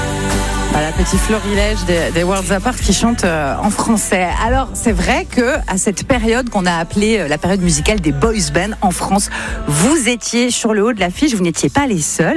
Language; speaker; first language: French; native; French